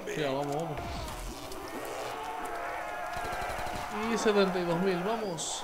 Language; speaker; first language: Spanish; native; Spanish